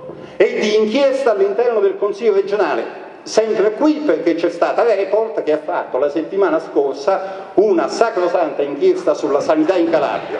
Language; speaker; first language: Italian; native; Italian